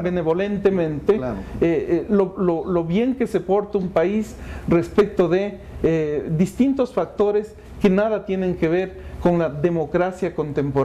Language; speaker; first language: Spanish; native; Spanish